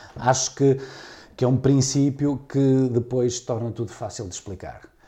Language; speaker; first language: Portuguese; native; Portuguese